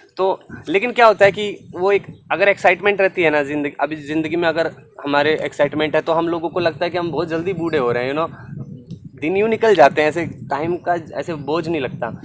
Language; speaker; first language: Hindi; native; Hindi